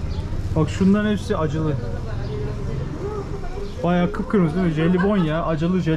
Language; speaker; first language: Turkish; native; Turkish